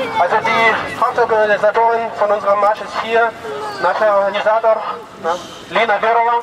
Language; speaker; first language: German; non-native, fluent; Ukrainian